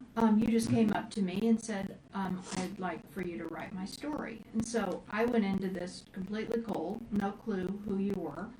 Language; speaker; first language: English; native; English